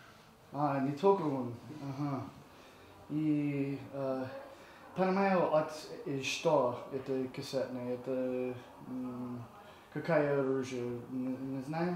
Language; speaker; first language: Russian; non-native, learner; English